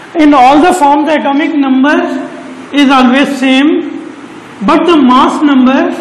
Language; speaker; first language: English; non-native, local second language; Urdu